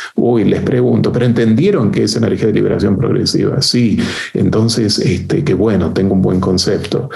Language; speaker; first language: Spanish; native; Spanish